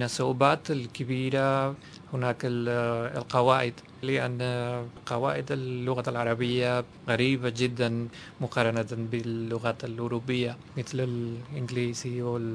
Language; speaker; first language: Arabic; non-native, fluent; Spanish